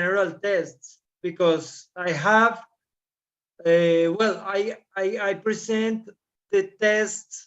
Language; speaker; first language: English; non-native, fluent; Spanish